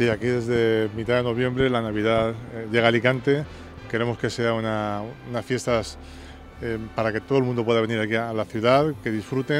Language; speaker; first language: Spanish; native; Spanish